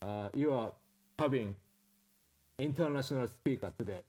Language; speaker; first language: English; non-native, fluent; Japanese